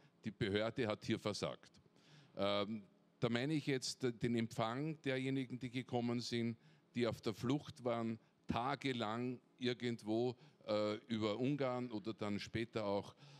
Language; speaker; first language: German; native; German